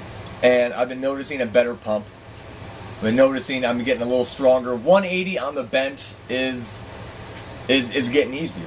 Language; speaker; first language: English; native; English